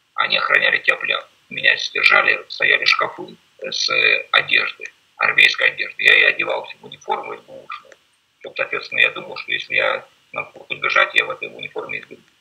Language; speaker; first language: Russian; native; Russian